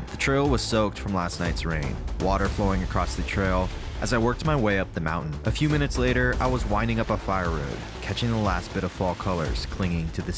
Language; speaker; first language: English; native; English